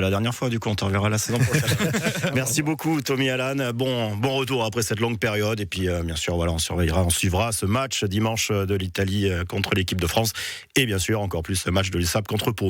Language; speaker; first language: French; native; French